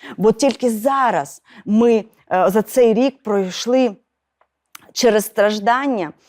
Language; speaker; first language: Ukrainian; non-native, local second language; Russian